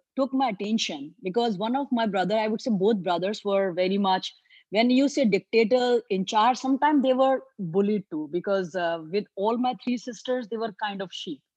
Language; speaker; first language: English; non-native, local second language; Hindi